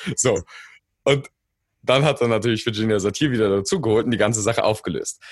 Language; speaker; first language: German; native; German